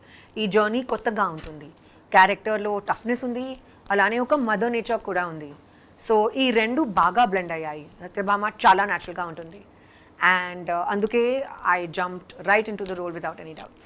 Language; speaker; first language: Telugu; non-native, fluent; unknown